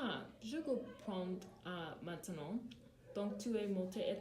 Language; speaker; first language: French; non-native, learner; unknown